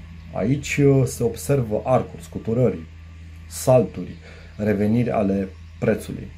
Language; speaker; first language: Romanian; native; Romanian